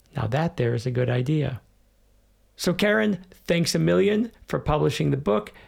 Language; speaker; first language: English; native; English